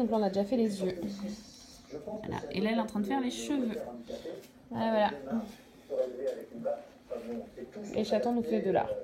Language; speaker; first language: French; native; French